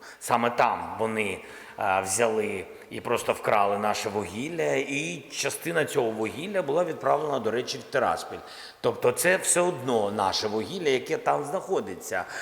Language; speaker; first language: Ukrainian; non-native, local second language; Russian